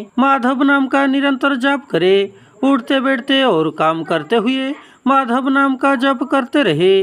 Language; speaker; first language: Hindi; non-native, local second language; Odia